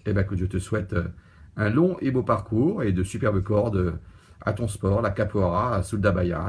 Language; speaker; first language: French; native; French